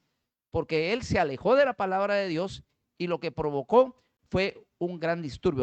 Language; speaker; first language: Spanish; native; Spanish